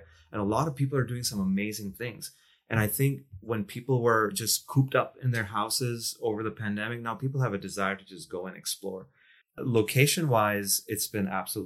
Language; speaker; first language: English; non-native, local second language; Urdu